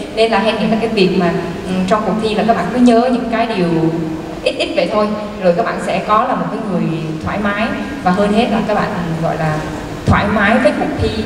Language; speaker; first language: Vietnamese; non-native, local second language; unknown